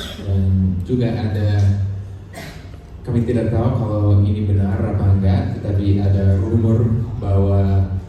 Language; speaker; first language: Indonesian; non-native, fluent; English